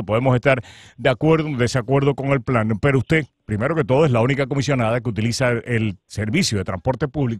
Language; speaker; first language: Spanish; native; Spanish